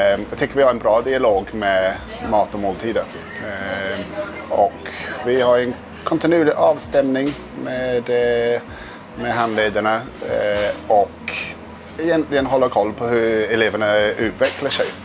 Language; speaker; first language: Swedish; non-native, fluent; English